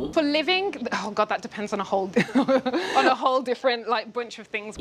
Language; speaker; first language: English; native; English